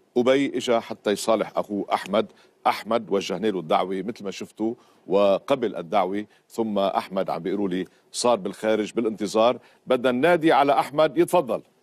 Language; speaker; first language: Arabic; native; Arabic